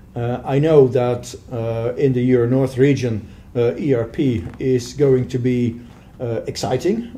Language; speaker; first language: English; non-native, fluent; Dutch